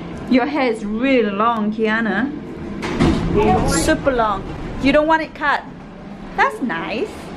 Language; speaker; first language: English; non-native, fluent; Vietnamese